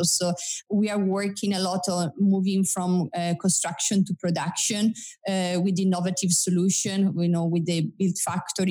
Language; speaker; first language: English; non-native, fluent; Italian